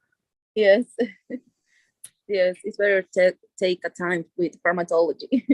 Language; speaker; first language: English; non-native, learner; Spanish